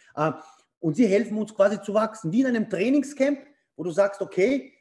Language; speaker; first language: German; early bilingual, other home language; Bulgarian